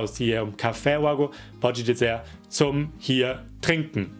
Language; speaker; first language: Portuguese; non-native, fluent; German